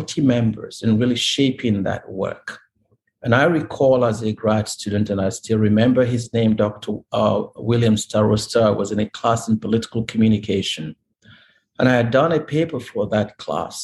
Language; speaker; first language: English; non-native, local second language; Igbo